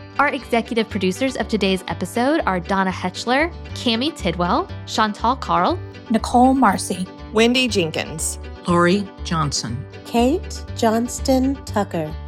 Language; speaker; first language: English; native; English